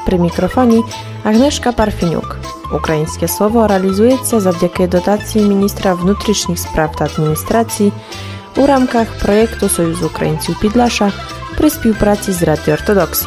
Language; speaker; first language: Ukrainian; early bilingual, heritage; Ukrainian